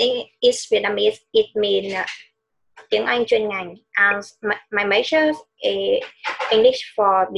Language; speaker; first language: English; non-native, learner; Vietnamese